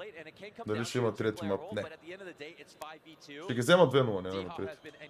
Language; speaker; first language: Bulgarian; native; Bulgarian